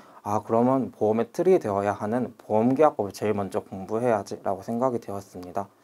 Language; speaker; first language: Korean; native; Korean